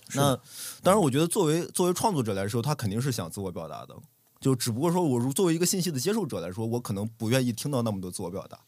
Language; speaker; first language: Chinese; native; Chinese